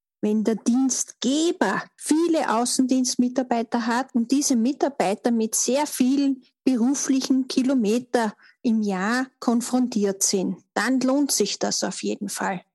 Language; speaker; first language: German; native; German